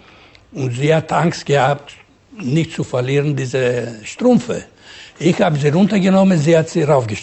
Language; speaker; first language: German; non-native, learner; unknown